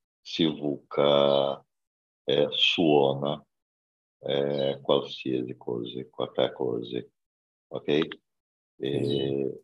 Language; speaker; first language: Italian; non-native, learner; Portuguese